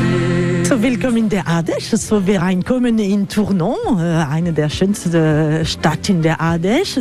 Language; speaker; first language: German; non-native, learner; French